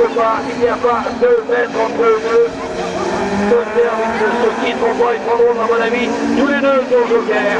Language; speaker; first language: French; native; French